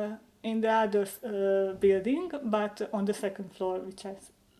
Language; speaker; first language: English; non-native, learner; Hungarian